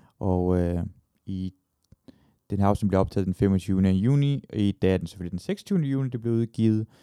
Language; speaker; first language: Danish; early bilingual, other home language; Persian